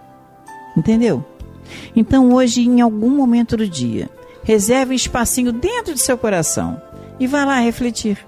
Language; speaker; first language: Portuguese; native; Portuguese